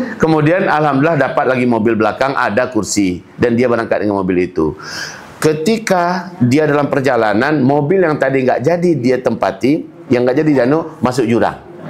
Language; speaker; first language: Malay; non-native, local second language; Minangkabau